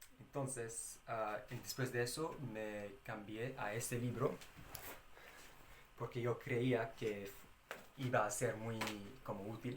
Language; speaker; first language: Spanish; non-native, fluent; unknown